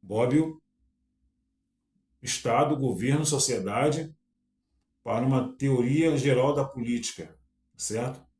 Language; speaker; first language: Portuguese; native; Portuguese